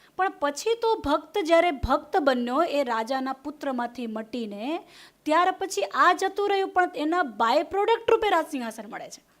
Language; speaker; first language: Gujarati; non-native, local second language; Hindi